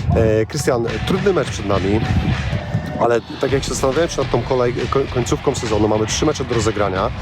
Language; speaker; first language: Polish; native; Polish